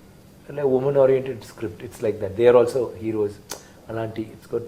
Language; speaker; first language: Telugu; non-native, learner; Tamil